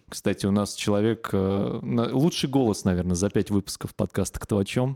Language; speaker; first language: Russian; native; Russian